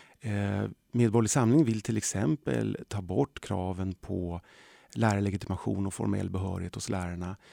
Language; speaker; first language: Swedish; early bilingual, other home language; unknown